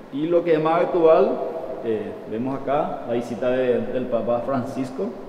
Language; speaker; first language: Spanish; native; Spanish